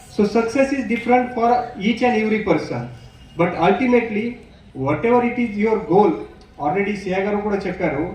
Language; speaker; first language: Telugu; non-native, local second language; Marathi